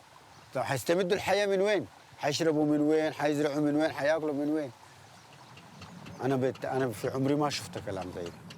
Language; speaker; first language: Arabic; native; Arabic